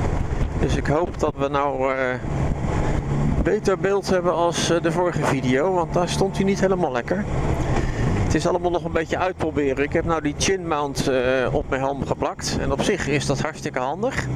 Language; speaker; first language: Dutch; native; Dutch